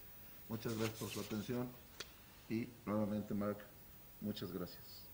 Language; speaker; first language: Spanish; native; Spanish